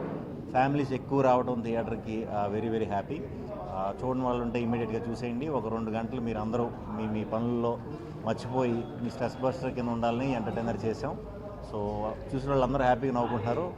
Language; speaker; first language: Telugu; native; Telugu